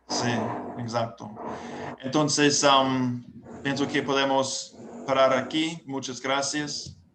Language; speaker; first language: Spanish; non-native, learner; English